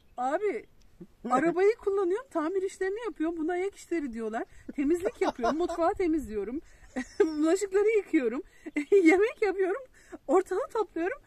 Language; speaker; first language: Turkish; native; Turkish